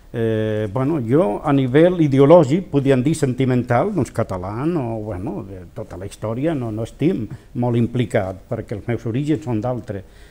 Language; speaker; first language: Catalan; non-native, local second language; Spanish